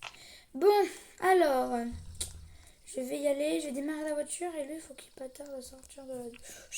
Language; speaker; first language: French; native; French